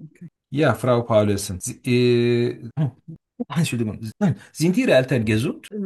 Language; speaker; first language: German; non-native, learner; Turkish